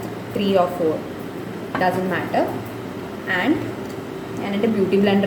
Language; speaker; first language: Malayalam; native; Malayalam